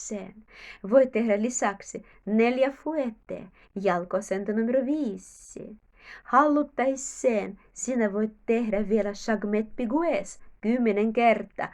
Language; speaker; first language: Finnish; non-native, learner; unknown